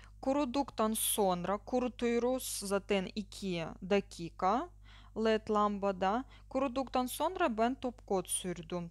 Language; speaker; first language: Turkish; non-native, learner; Russian